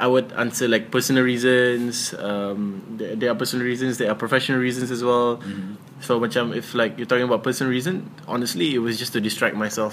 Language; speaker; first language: English; non-native, local second language; Malay